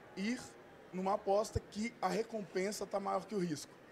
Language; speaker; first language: Portuguese; native; Portuguese